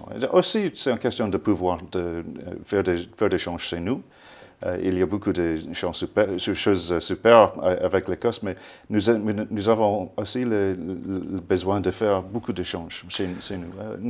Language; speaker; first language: French; non-native, fluent; English